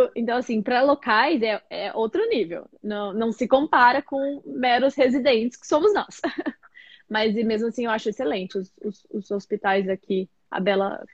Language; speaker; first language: Portuguese; native; Portuguese